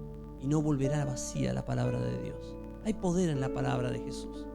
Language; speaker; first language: Spanish; native; Spanish